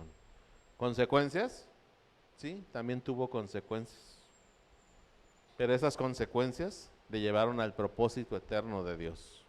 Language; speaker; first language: Spanish; native; Spanish